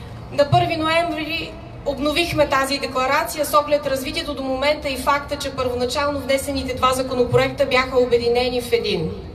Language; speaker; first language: Bulgarian; native; Bulgarian